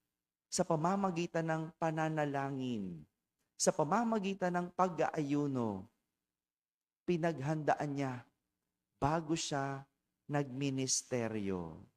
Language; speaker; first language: Filipino; native; Filipino